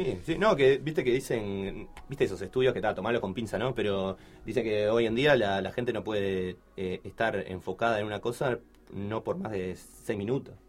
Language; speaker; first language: Spanish; native; Spanish